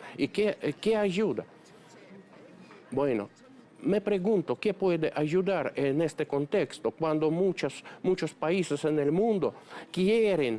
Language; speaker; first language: Spanish; non-native, fluent; Russian